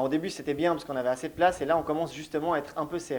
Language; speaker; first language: French; native; French